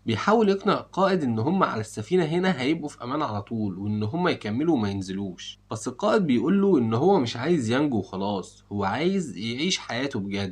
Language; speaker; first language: Arabic; native; Arabic